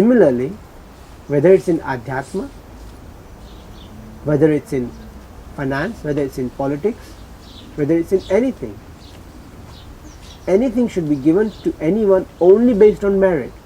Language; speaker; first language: English; early bilingual, heritage; Gujarati